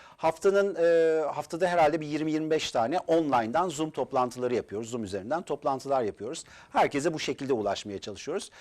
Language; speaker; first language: Turkish; native; Turkish